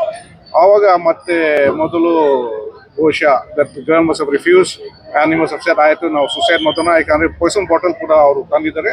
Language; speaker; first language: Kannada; non-native, local second language; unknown